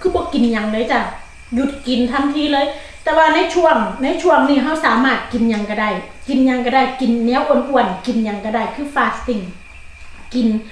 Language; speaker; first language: Thai; native; Thai